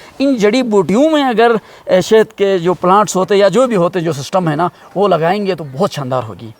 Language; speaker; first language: Urdu; non-native, local second language; Shina